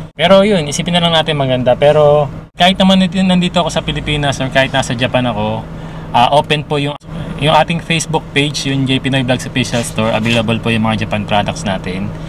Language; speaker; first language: Filipino; native; Filipino